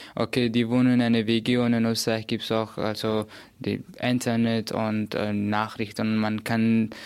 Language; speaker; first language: German; non-native, fluent; Persian